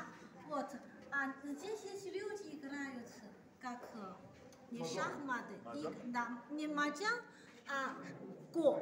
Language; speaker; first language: Russian; non-native, learner; Chinese